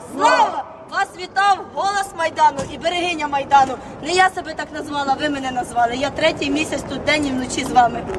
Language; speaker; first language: Ukrainian; native; Ukrainian